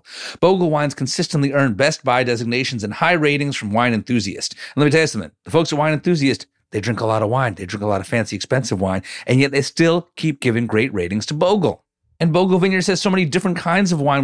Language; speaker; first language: English; native; English